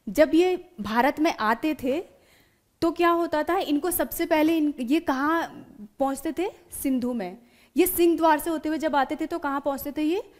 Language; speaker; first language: Hindi; native; Hindi